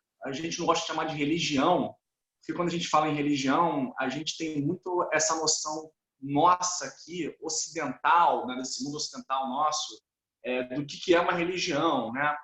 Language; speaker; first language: Portuguese; native; Portuguese